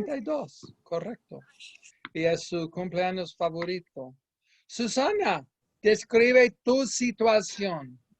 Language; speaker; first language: Spanish; non-native, fluent; English